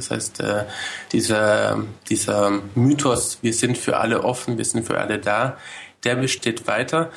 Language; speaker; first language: German; early bilingual, other home language; Hebrew